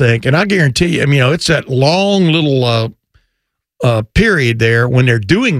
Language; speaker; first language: English; native; English